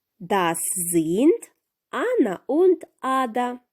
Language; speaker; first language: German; non-native, fluent; Ukrainian